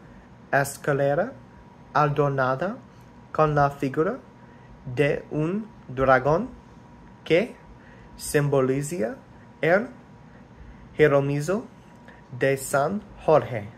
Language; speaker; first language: Spanish; non-native, learner; English